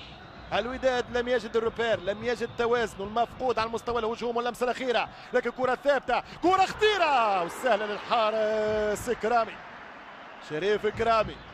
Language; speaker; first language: Arabic; native; Arabic